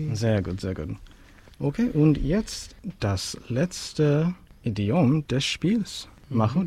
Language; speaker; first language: German; non-native, learner; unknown